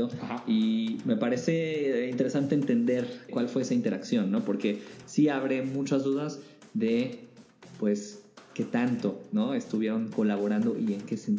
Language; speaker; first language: Spanish; native; Spanish